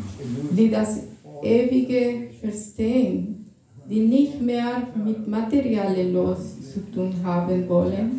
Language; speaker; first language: German; non-native, fluent; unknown